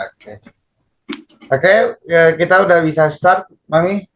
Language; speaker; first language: Indonesian; native; Indonesian